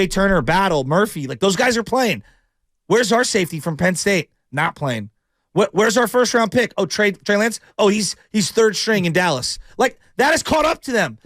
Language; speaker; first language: English; native; English